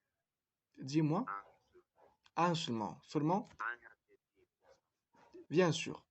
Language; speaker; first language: French; non-native, fluent; Spanish